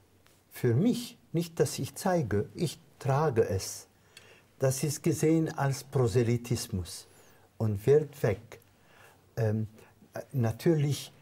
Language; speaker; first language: German; non-native, fluent; Arabic